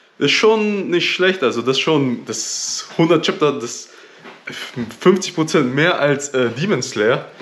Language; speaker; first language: German; native; German